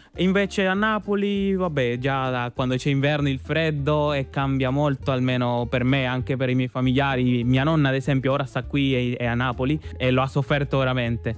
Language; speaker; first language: Italian; non-native, fluent; Spanish